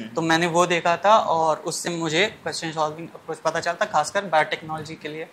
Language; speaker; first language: Hindi; native; Hindi